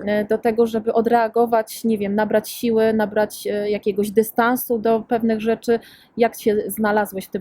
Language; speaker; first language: Polish; native; Polish